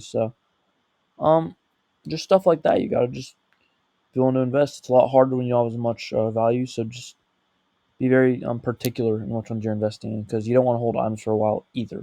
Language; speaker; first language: English; native; English